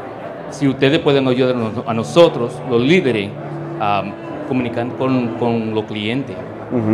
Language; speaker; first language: Spanish; early bilingual, heritage; Spanish